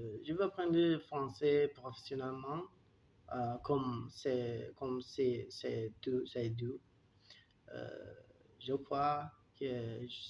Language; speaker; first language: French; non-native, learner; Turkish